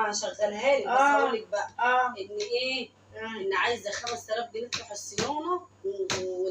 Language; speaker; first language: Arabic; native; Arabic